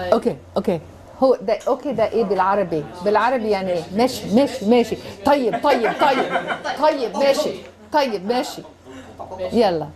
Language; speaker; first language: Arabic; non-native, fluent; English